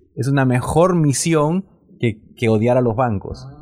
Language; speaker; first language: Spanish; native; Spanish